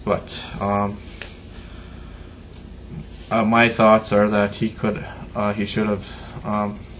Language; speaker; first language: English; native; English